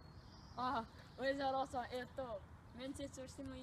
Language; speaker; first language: Japanese; non-native, learner; English